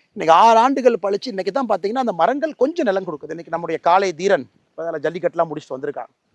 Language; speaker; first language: Tamil; native; Tamil